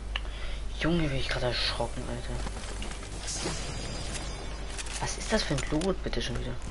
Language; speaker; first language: German; native; German